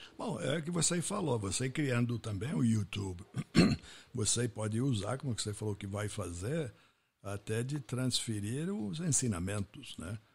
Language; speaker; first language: Portuguese; non-native, fluent; English